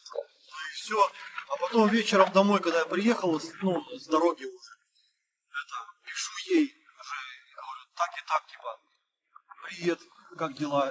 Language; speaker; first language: Russian; native; Russian